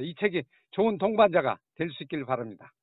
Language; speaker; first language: Korean; native; Korean